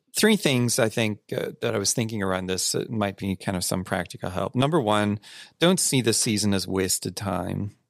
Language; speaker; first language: English; native; English